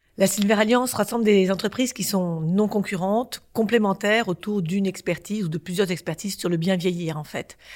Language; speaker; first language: French; native; French